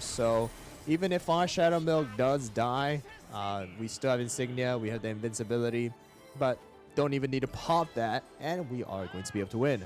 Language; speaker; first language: English; native; English